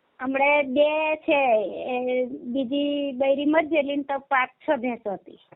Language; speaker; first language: Gujarati; native; Gujarati